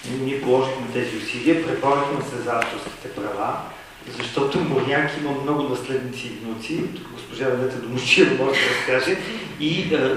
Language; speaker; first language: Bulgarian; native; Bulgarian